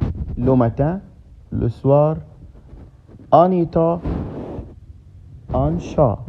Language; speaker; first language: French; non-native, fluent; Arabic